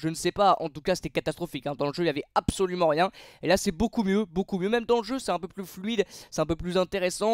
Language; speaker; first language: French; native; French